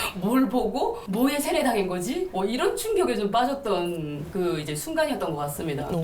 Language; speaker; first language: Korean; native; Korean